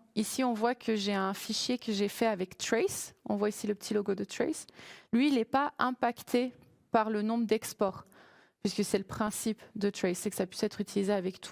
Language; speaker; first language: French; native; French